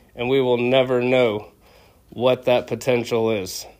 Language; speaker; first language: English; native; English